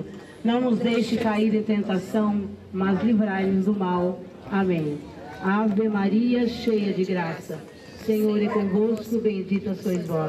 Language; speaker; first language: Portuguese; native; Portuguese